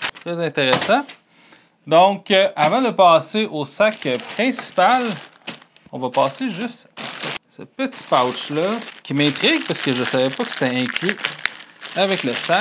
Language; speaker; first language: French; native; French